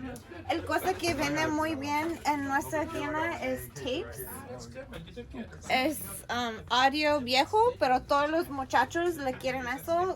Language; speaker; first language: Spanish; early bilingual, heritage; Spanish